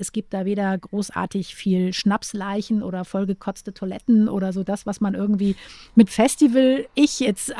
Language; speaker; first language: German; native; German